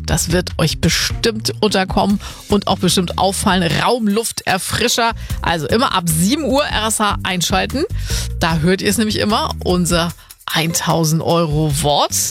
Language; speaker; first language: German; native; German